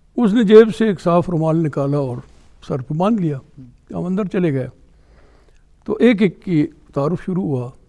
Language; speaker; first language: Urdu; non-native, local second language; Pashto